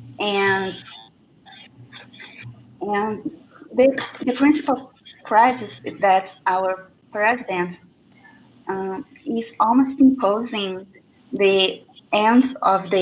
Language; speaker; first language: English; non-native, fluent; Portuguese